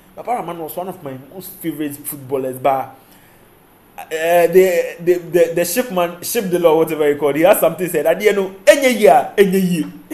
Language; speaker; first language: English; non-native, local second language; Akan